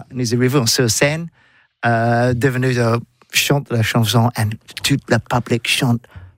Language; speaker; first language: French; non-native, learner; English